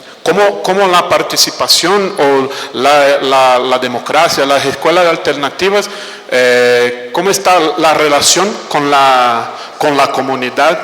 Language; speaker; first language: Spanish; non-native, fluent; Portuguese